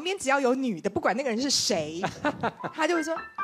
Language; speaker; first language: Chinese; native; Chinese